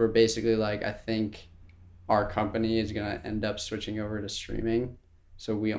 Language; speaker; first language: English; native; English